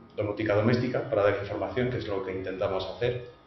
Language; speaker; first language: Spanish; non-native, fluent; French